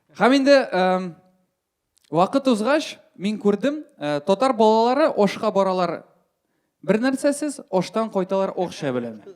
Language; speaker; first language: Tatar; non-native, local second language; Russian